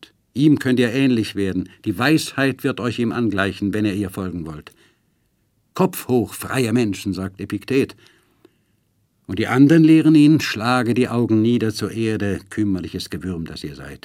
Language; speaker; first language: German; native; German